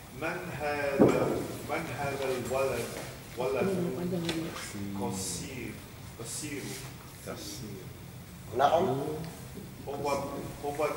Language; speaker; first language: Arabic; non-native, fluent; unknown